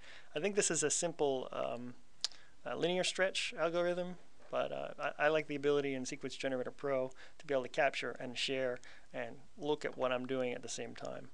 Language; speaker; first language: English; native; English